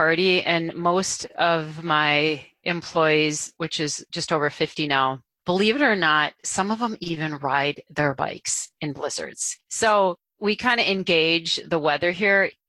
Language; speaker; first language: English; native; English